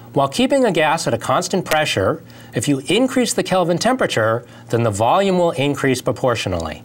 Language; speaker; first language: English; native; English